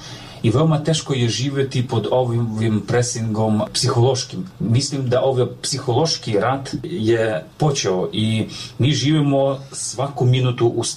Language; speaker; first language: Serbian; non-native, fluent; Ukrainian